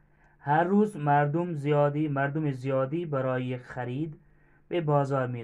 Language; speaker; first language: Persian; non-native, fluent; Urdu